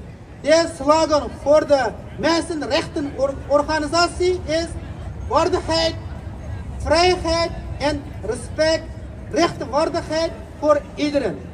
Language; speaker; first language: Dutch; non-native, learner; Uyghur